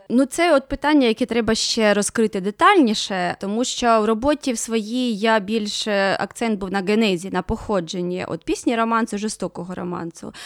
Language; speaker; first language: Ukrainian; native; Ukrainian